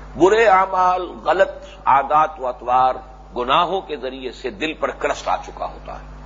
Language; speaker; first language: Urdu; native; Urdu